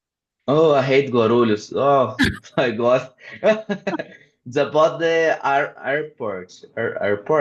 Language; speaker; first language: English; non-native, learner; Portuguese